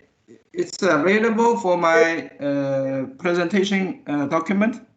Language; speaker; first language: English; non-native, learner; Chinese